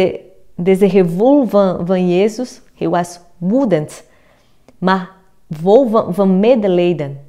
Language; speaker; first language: Dutch; non-native, fluent; Portuguese